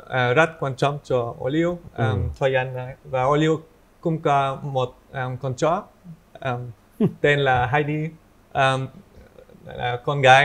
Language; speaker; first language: Vietnamese; non-native, learner; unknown